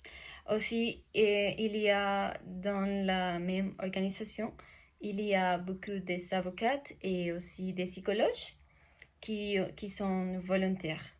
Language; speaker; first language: French; non-native, learner; Spanish